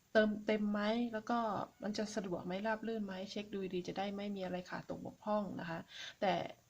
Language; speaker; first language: Thai; native; Thai